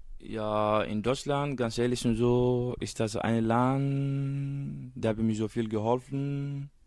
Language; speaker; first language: German; non-native, learner; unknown